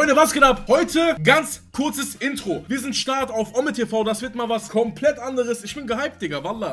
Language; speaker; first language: German; early bilingual, other home language; Turkish